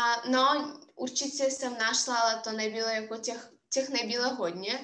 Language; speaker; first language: Czech; non-native, fluent; Russian